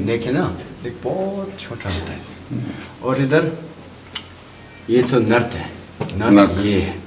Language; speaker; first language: Hindi; non-native, learner; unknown